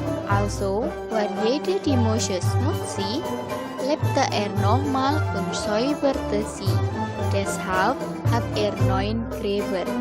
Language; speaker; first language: German; non-native, learner; Indonesian